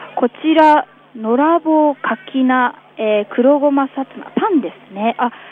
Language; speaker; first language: Japanese; native; Japanese